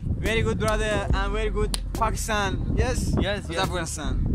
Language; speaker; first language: English; non-native, learner; Persian